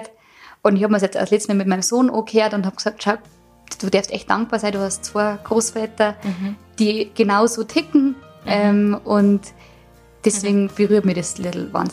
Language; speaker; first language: German; native; German